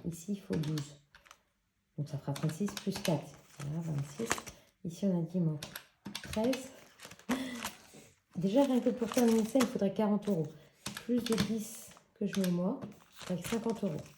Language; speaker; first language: French; native; French